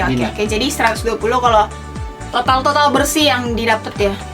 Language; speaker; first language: Indonesian; native; Indonesian